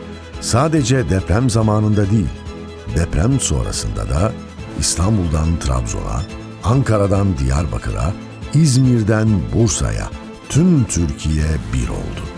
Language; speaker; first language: Turkish; native; Turkish